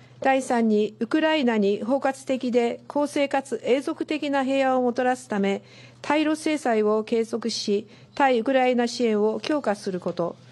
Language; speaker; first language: Japanese; native; Japanese